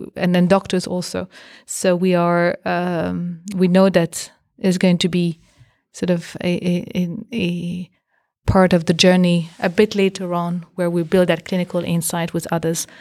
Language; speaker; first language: English; non-native, fluent; French